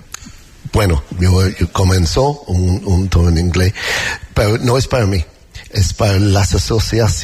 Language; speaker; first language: Spanish; non-native, learner; English